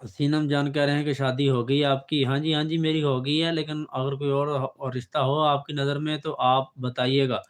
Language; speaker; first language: Urdu; non-native, local second language; Punjabi